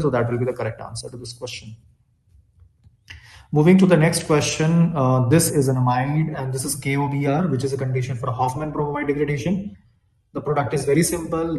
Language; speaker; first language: English; non-native, local second language; Hindi